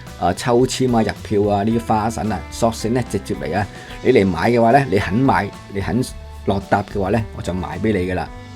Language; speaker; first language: Cantonese; native; Cantonese